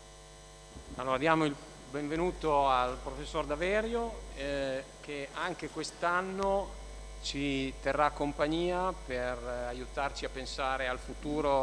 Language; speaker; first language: Italian; native; Italian